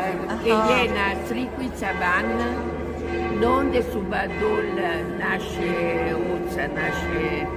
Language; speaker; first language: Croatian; early bilingual, heritage; Croatian